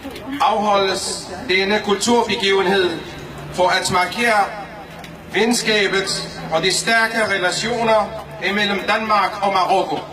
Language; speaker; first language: Danish; non-native, fluent; Arabic